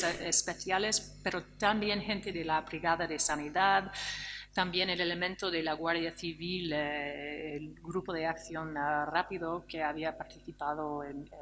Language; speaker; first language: Spanish; non-native, fluent; English